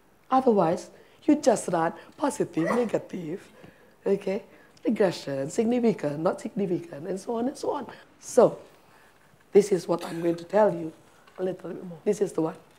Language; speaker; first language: English; non-native, fluent; Indonesian